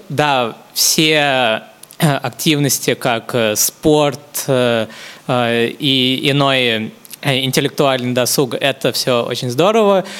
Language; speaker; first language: Russian; non-native, fluent; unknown